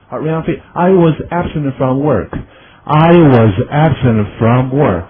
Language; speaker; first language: English; non-native, fluent; Chinese